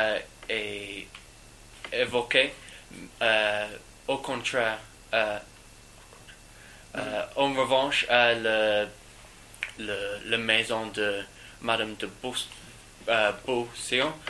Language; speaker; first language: French; non-native, learner; English